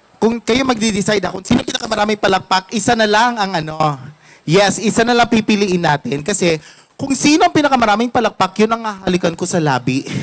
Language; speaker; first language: Filipino; non-native, local second language; Cebuano